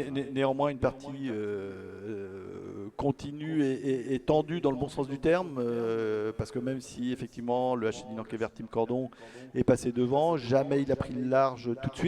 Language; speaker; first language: French; native; French